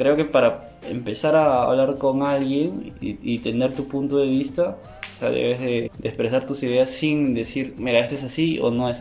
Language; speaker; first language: Spanish; native; Spanish